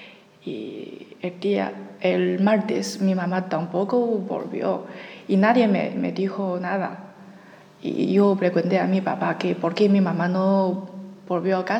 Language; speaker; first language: Spanish; non-native, learner; Chinese